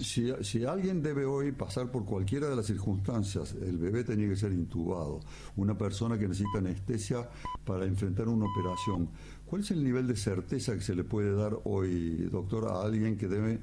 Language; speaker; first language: Spanish; native; Spanish